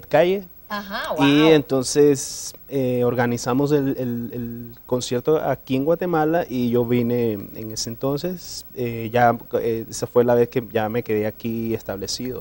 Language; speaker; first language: Spanish; native; Spanish